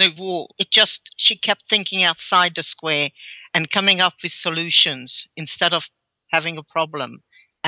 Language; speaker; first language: English; early bilingual, other home language; Hungarian